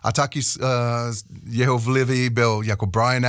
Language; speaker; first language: Czech; non-native, learner; English